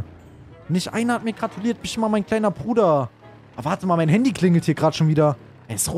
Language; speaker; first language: German; native; German